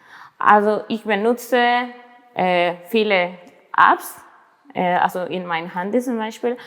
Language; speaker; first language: German; non-native, learner; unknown